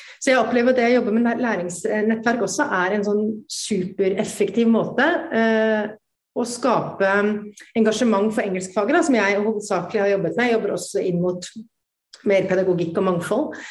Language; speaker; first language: Norwegian; native; Norwegian